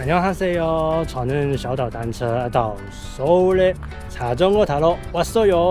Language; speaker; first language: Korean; non-native, learner; Cantonese